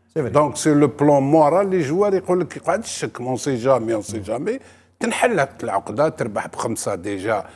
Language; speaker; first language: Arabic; native; Arabic